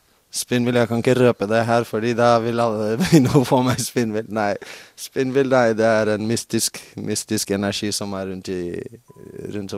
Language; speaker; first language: Norwegian; non-native, fluent; English